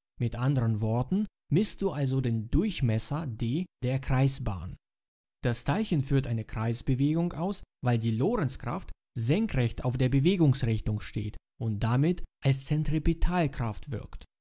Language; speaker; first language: German; native; German